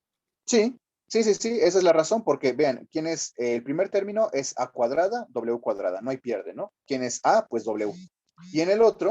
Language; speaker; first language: Spanish; native; Spanish